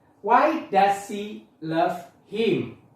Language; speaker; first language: English; non-native, learner; Indonesian